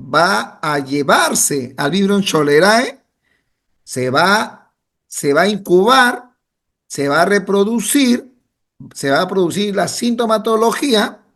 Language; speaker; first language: Spanish; native; Spanish